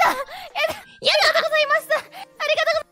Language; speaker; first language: Japanese; non-native, learner; Indonesian